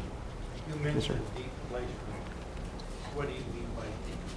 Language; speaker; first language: English; native; English